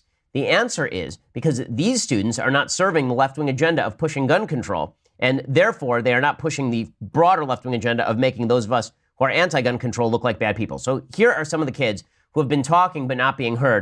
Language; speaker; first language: English; native; English